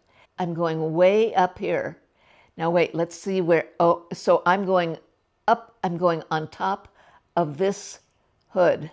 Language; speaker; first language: English; native; English